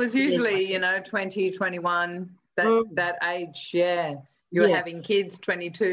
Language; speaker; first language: English; native; English